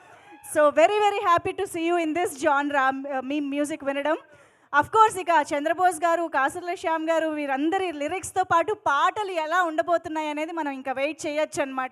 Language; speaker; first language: Telugu; native; Telugu